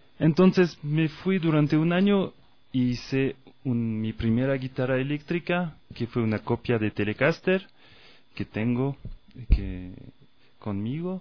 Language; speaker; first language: Spanish; non-native, fluent; French